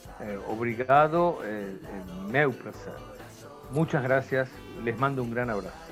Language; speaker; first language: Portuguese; non-native, learner; Spanish